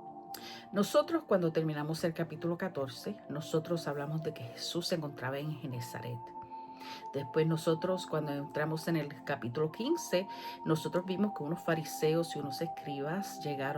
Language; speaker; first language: Spanish; native; Spanish